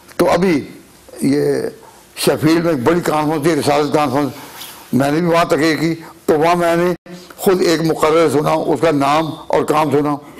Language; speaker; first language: Urdu; non-native, local second language; Punjabi